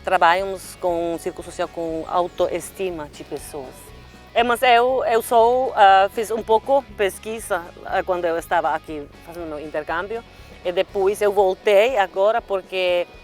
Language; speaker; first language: Portuguese; non-native, learner; Finnish